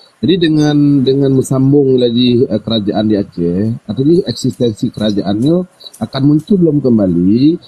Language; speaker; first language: Malay; non-native, local second language; Achinese